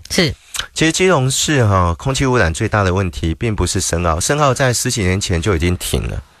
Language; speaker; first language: Chinese; native; Chinese